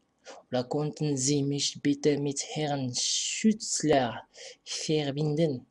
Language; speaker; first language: German; non-native, fluent; Arabic